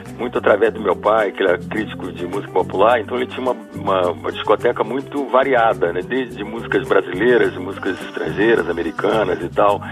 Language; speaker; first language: Portuguese; native; Portuguese